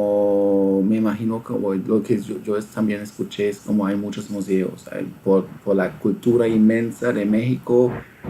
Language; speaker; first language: Spanish; non-native, fluent; German